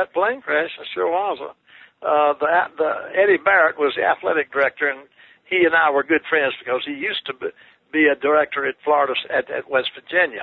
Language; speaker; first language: English; native; English